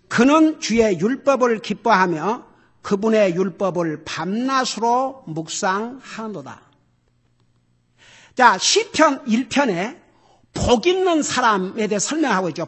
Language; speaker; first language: Korean; native; Korean